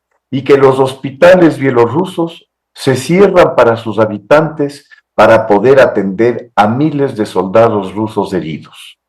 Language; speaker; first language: Spanish; native; Spanish